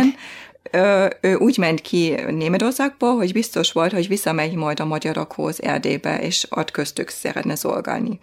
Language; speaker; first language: Hungarian; non-native, fluent; German